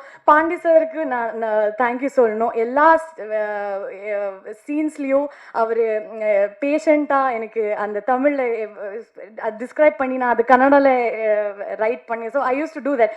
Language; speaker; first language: Tamil; non-native, learner; Kannada